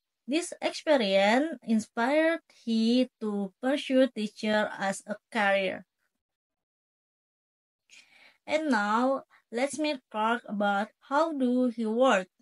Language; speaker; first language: English; non-native, learner; Indonesian